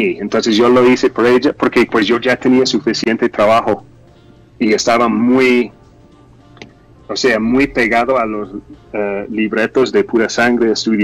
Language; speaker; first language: Spanish; non-native, fluent; English